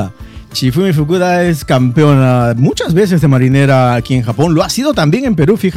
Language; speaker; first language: Spanish; native; Spanish